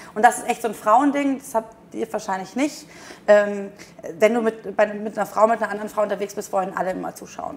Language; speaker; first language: German; native; German